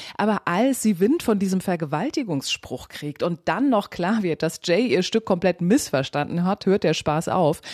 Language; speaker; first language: German; native; German